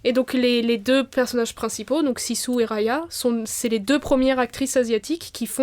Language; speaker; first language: French; native; French